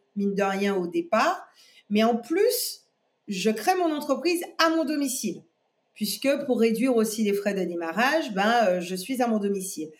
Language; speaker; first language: French; native; French